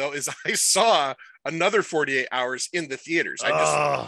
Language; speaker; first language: English; native; English